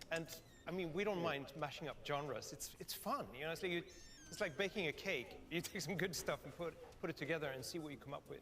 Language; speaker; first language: English; non-native, fluent; Swedish